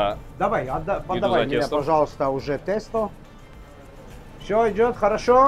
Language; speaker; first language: Russian; non-native, fluent; Armenian